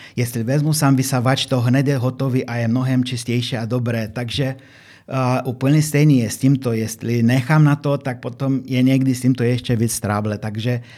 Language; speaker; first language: Czech; non-native, fluent; Romanian